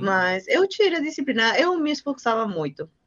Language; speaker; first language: Portuguese; non-native, learner; Spanish